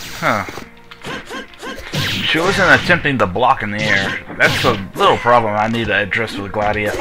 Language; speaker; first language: English; native; English